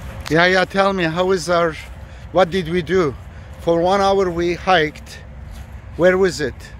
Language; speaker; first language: English; non-native, fluent; Turkish